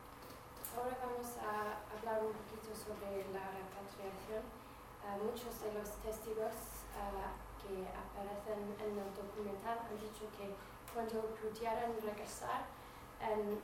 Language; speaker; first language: Spanish; non-native, fluent; English